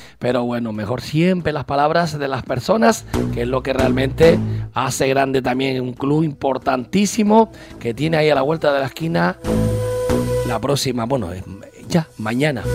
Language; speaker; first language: Spanish; native; Spanish